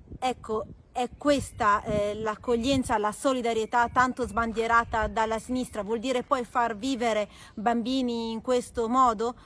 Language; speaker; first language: Italian; native; Italian